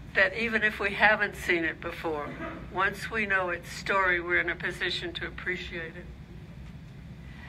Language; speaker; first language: English; native; English